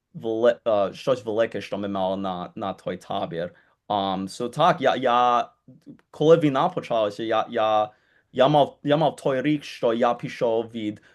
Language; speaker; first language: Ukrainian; early bilingual, heritage; Ukrainian